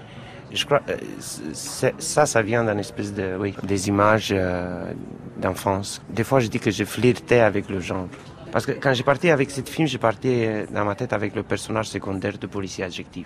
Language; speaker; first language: French; non-native, fluent; Romanian